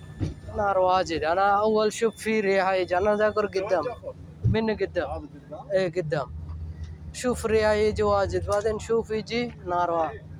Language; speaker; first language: Arabic; non-native, learner; Bangla